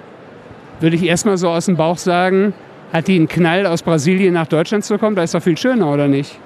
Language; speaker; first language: German; native; German